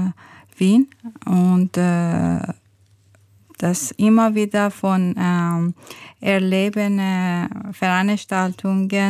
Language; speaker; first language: German; non-native, learner; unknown